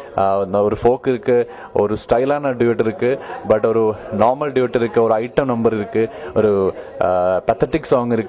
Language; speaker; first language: Tamil; non-native, learner; Malayalam